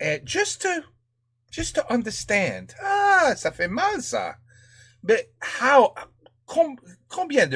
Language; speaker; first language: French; non-native, learner; English